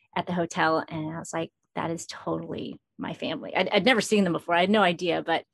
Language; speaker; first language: English; early bilingual, other home language; Filipino